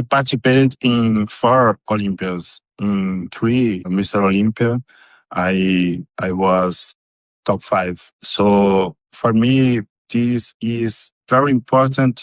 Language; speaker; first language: English; non-native, learner; Portuguese